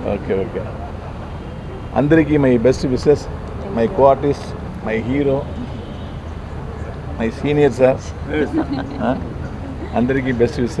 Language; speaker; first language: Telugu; non-native, local second language; Tamil